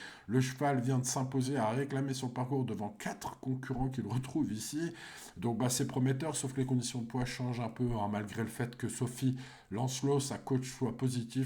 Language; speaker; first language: French; native; French